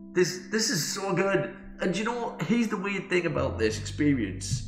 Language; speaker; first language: English; native; English